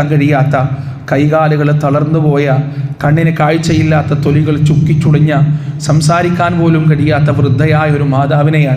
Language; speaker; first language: Malayalam; native; Malayalam